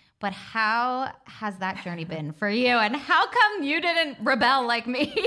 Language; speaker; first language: English; native; English